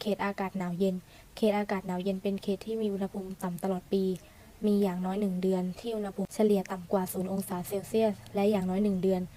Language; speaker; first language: Thai; native; Thai